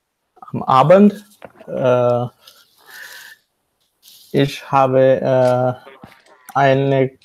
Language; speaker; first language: German; non-native, learner; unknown